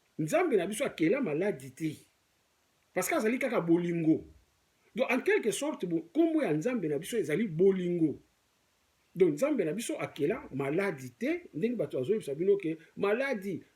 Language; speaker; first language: Lingala; non-native, local second language; Kongo